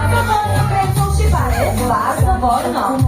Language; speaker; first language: Polish; native; Polish